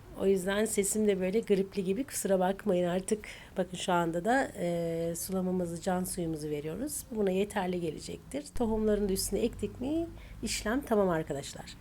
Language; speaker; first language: Turkish; native; Turkish